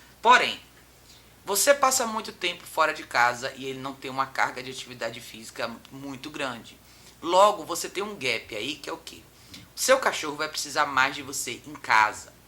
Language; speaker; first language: Portuguese; native; Portuguese